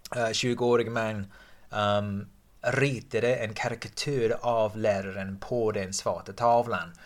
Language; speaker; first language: Swedish; non-native, fluent; English